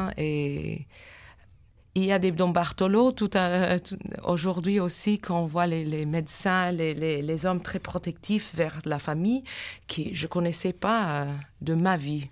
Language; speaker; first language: French; non-native, fluent; English